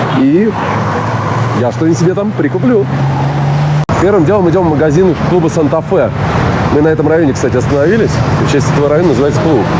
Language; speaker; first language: Russian; native; Russian